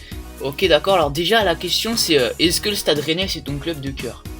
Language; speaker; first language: French; native; French